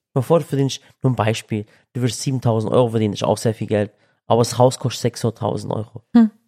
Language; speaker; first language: German; early bilingual, other home language; Turkish